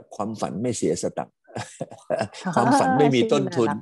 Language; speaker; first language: Thai; native; Thai